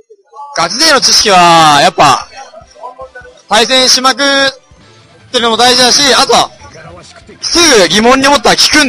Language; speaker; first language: Japanese; native; Japanese